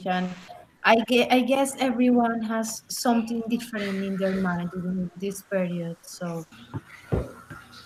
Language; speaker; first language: English; non-native, learner; Spanish